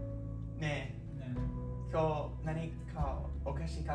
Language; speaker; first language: Japanese; non-native, learner; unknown